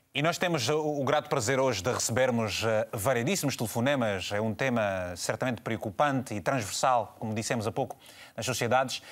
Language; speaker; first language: Portuguese; native; Portuguese